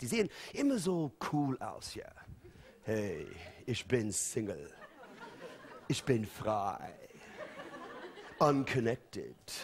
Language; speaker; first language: German; non-native, fluent; English